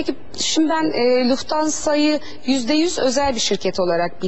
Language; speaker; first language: Turkish; native; Turkish